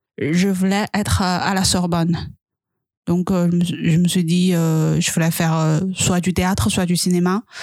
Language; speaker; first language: French; non-native, fluent; Chinese